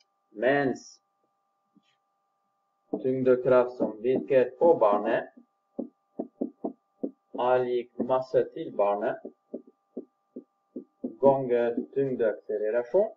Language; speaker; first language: Norwegian; non-native, fluent; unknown